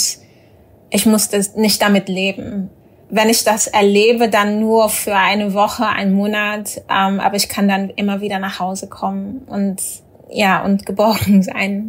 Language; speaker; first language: German; early bilingual, other home language; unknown